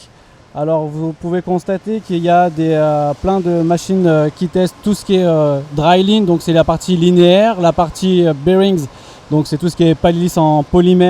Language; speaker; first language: French; native; French